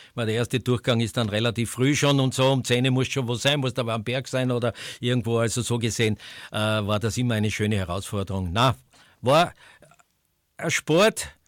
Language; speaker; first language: German; native; German